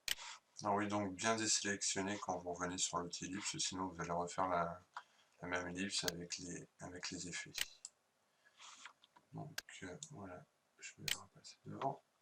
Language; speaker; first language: French; native; French